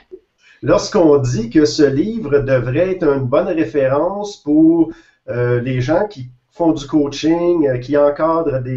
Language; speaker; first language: French; native; French